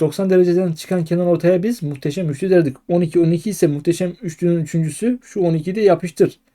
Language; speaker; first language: Turkish; native; Turkish